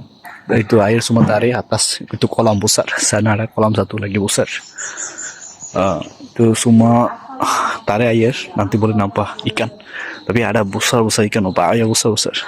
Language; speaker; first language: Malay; non-native, learner; Bangla